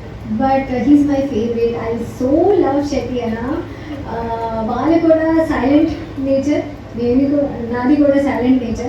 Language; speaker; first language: Telugu; non-native, learner; Hindi